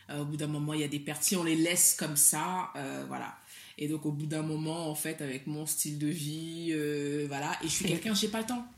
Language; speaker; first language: French; non-native, local second language; Soninke